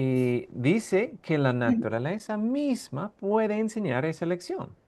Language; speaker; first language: Spanish; non-native, fluent; English